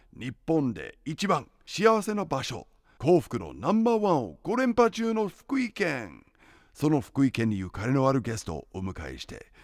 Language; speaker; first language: Japanese; non-native, fluent; English